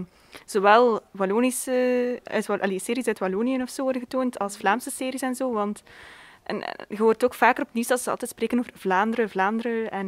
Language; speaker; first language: Dutch; native; Dutch